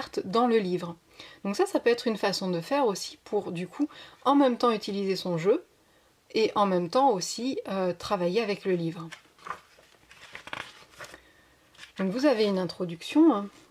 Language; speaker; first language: French; native; French